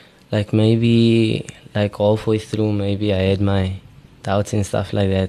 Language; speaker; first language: English; native; English